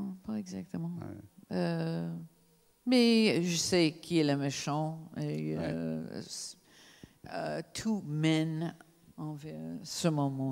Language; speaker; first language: French; non-native, fluent; English